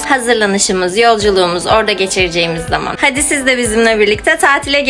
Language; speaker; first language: Turkish; native; Turkish